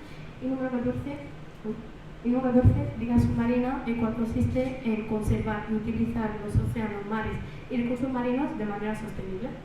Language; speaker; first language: Spanish; early bilingual, other home language; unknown